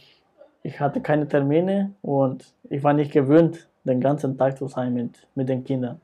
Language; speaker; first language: German; non-native, fluent; Spanish